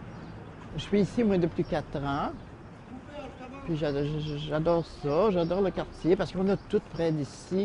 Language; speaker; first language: French; native; French